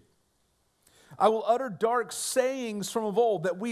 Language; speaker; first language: English; native; English